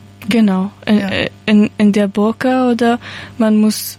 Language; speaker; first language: German; non-native, learner; Persian